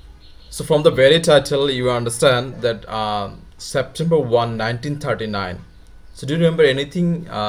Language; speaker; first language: English; non-native, fluent; Bangla